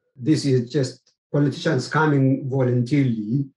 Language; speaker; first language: English; non-native, fluent; Amharic